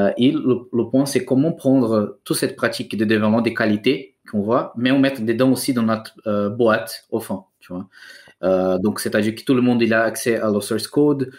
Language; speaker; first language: French; non-native, fluent; Portuguese